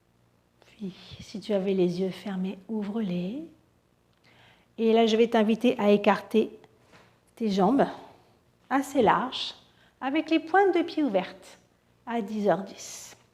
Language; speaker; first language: French; native; French